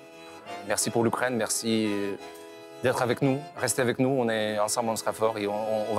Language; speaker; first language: French; non-native, fluent; Ukrainian